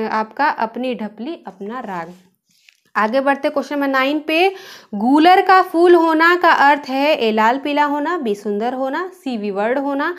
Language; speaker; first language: Hindi; native; Hindi